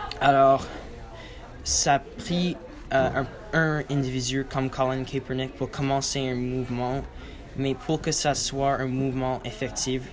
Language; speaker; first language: French; non-native, learner; English